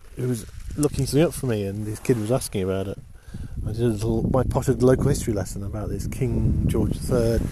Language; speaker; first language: English; native; English